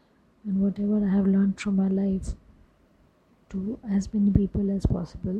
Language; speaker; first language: English; non-native, local second language; Hindi